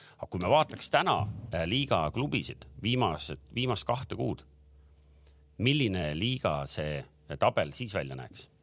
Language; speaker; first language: Estonian; native; Estonian